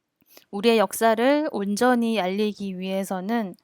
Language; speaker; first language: Korean; native; Korean